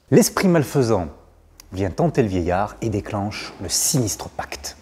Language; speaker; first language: French; native; French